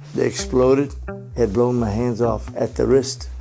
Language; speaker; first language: English; native; English